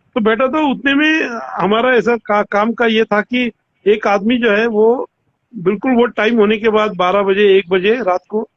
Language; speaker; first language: Hindi; non-native, fluent; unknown